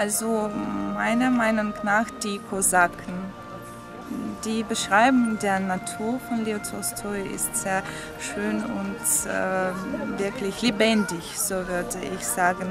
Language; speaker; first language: German; non-native, fluent; Russian